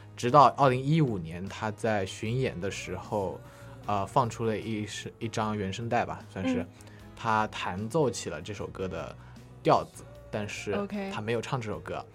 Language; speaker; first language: Chinese; native; Chinese